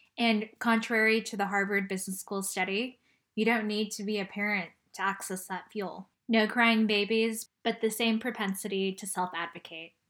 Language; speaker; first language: English; early bilingual, other home language; Chinese